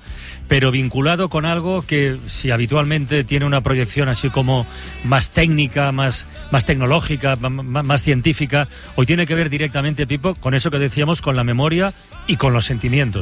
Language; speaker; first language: Spanish; native; Spanish